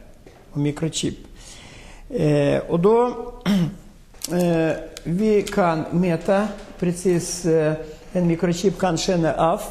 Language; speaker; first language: Swedish; non-native, fluent; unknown